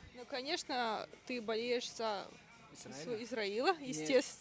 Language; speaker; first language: Russian; native; Russian